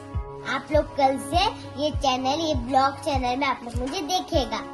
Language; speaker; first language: Hindi; non-native, local second language; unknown